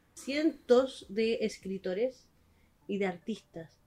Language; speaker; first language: Spanish; native; Spanish